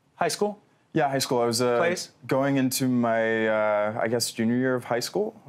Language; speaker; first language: English; native; English